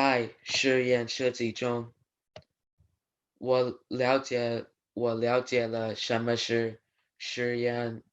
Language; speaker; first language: Chinese; non-native, learner; English